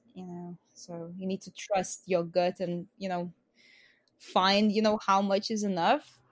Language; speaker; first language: English; non-native, fluent; Lithuanian